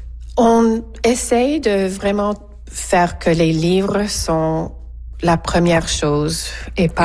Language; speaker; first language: French; early bilingual, other home language; English